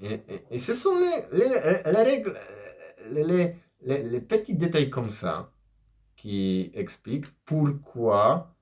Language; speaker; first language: French; non-native, fluent; Polish